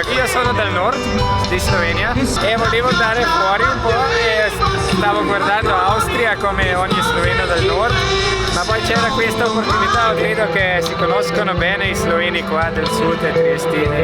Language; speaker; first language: Italian; non-native, learner; Slovenian